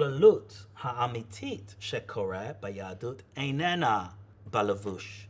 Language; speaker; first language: Hebrew; non-native, fluent; English